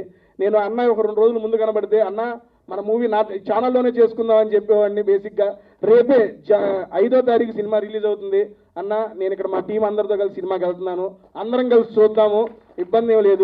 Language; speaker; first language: Telugu; native; Telugu